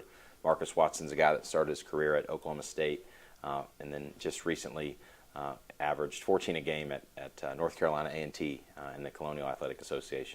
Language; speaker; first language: English; native; English